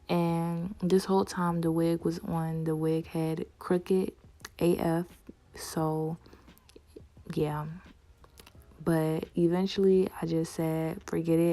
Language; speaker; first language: English; native; English